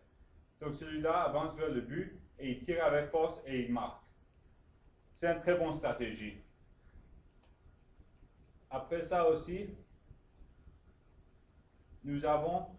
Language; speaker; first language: French; non-native, learner; English